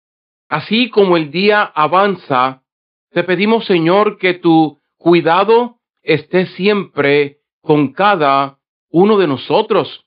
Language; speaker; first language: Spanish; native; Spanish